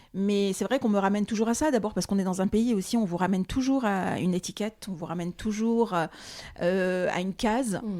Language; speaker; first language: French; early bilingual, other home language; Arabic